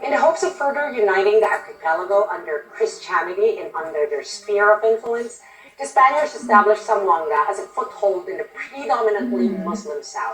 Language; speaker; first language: English; non-native, local second language; Filipino